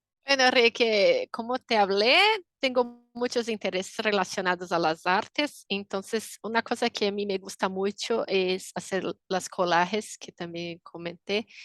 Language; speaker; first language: Spanish; non-native, fluent; Portuguese